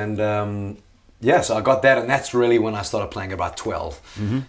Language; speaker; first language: English; native; English